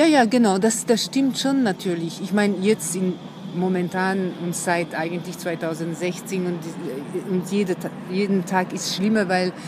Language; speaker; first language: German; non-native, fluent; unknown